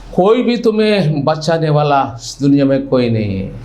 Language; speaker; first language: Hindi; non-native, local second language; Telugu